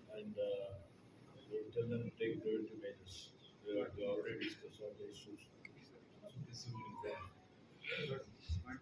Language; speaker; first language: English; non-native, local second language; Kannada